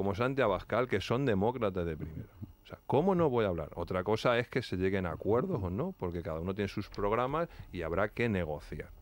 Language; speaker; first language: Spanish; native; Spanish